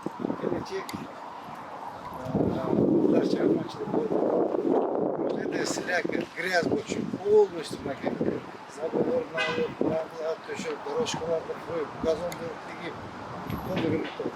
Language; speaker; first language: Russian; non-native, local second language; Kyrgyz